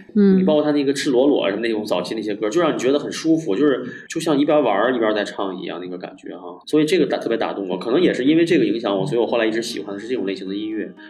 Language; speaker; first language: Chinese; native; Chinese